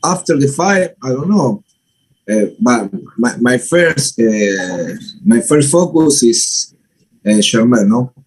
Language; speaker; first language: English; non-native, learner; Spanish